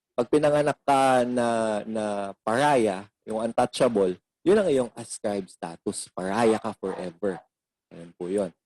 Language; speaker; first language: Filipino; non-native, local second language; Iloko